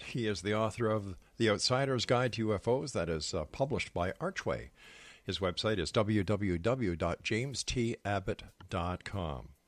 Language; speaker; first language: English; native; English